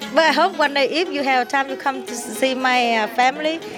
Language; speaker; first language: English; non-native, learner; Vietnamese